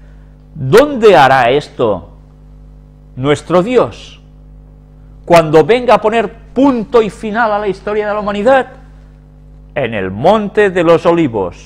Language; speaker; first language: Spanish; native; Spanish